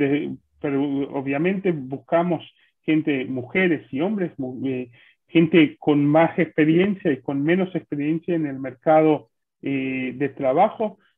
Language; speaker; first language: Spanish; non-native, fluent; Hebrew